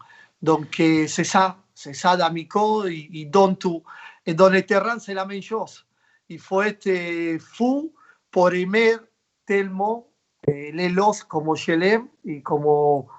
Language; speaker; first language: French; non-native, fluent; Spanish